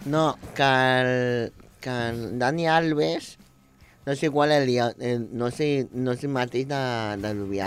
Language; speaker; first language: Catalan; non-native, local second language; Spanish